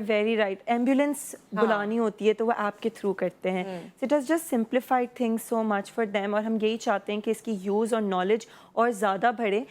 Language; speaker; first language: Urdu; non-native, local second language; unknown